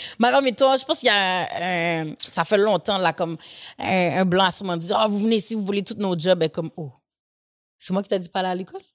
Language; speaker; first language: French; native; French